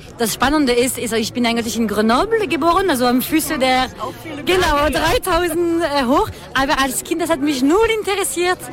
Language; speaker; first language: German; non-native, fluent; French